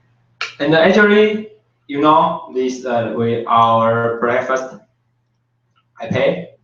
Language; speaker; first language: English; non-native, learner; Chinese